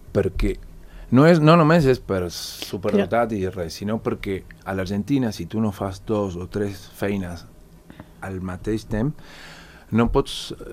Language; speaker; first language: Catalan; non-native, fluent; Spanish